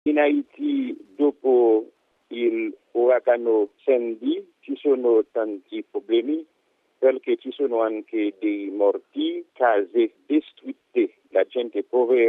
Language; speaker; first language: Italian; non-native, fluent; Haitian Creole